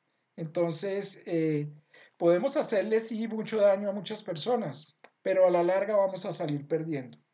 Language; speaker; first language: Spanish; native; Spanish